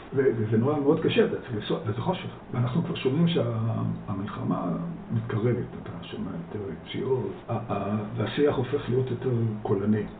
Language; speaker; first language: Hebrew; early bilingual, other home language; Dutch